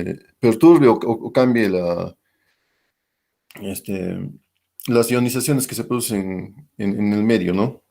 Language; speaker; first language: Spanish; native; Spanish